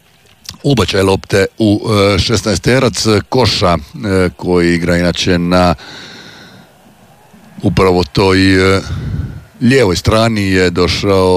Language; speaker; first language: Serbian; native; Serbian